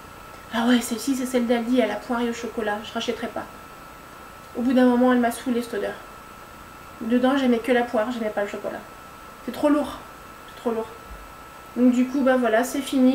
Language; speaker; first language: French; native; French